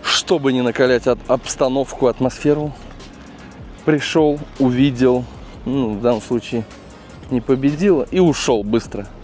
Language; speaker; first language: Russian; native; Russian